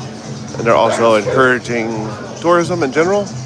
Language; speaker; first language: English; native; English